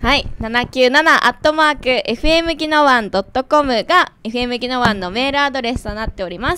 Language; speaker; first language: Japanese; native; Japanese